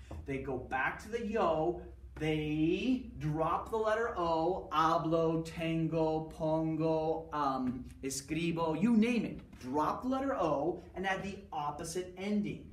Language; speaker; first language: English; native; English